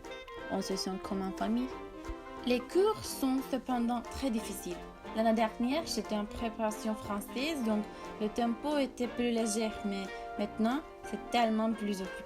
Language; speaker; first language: French; non-native, learner; Turkish